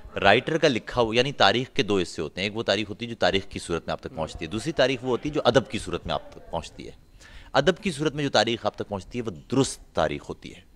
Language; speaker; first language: Urdu; non-native, local second language; Punjabi